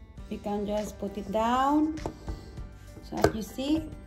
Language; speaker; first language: English; non-native, local second language; Cebuano